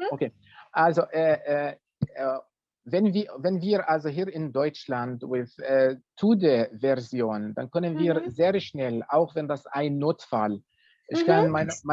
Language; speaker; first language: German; non-native, fluent; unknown